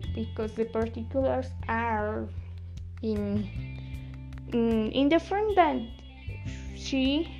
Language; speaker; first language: English; non-native, learner; Spanish